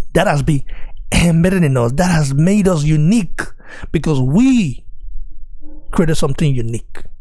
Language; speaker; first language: English; non-native, local second language; Bini